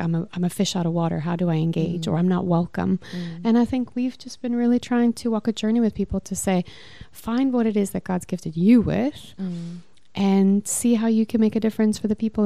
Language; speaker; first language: English; non-native, local second language; Afrikaans